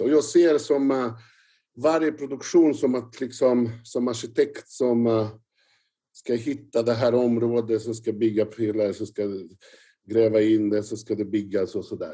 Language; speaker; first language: Swedish; non-native, fluent; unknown